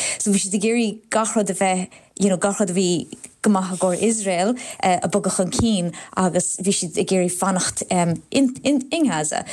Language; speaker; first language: Irish; non-native, local second language; English